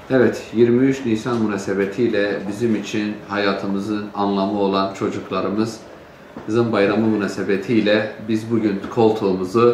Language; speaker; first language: Turkish; native; Turkish